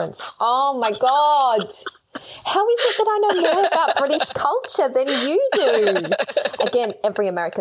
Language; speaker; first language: English; native; English